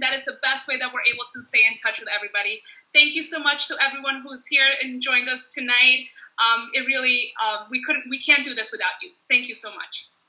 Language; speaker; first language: English; native; English